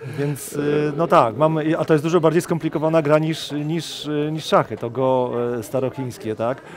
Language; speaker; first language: Polish; native; Polish